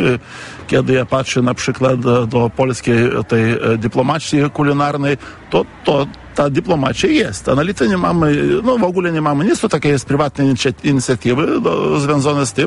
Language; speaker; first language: Polish; non-native, fluent; Lithuanian